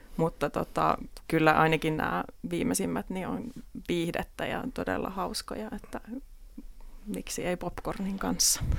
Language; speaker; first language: Finnish; native; Finnish